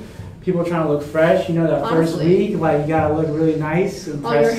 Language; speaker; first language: English; native; English